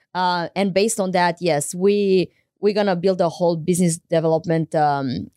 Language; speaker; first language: English; non-native, fluent; Romanian